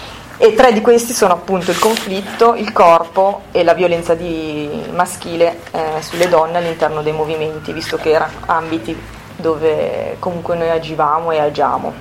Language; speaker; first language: Italian; native; Italian